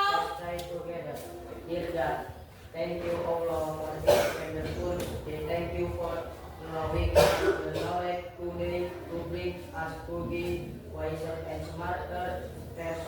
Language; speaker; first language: English; non-native, learner; Indonesian